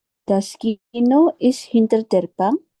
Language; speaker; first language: German; non-native, learner; Indonesian